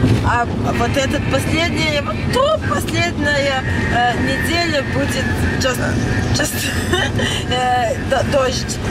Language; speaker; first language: Russian; non-native, learner; Latvian